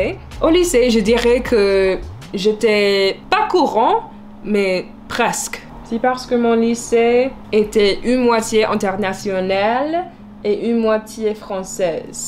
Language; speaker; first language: French; non-native, learner; English